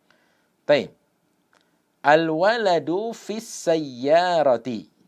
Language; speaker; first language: Arabic; non-native, fluent; Indonesian